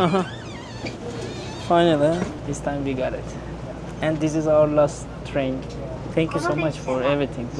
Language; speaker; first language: English; non-native, learner; Turkish